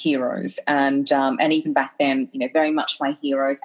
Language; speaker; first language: English; native; English